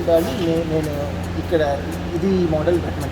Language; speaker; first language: Telugu; non-native, learner; Tamil